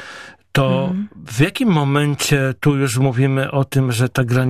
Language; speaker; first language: Polish; native; Polish